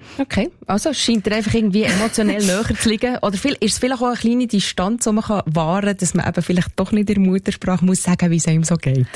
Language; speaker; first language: German; native; German